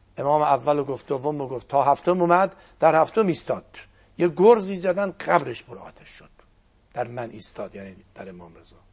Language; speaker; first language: Persian; non-native, local second language; Azerbaijani